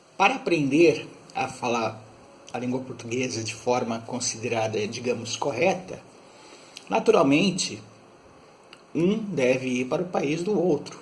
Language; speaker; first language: Portuguese; native; Portuguese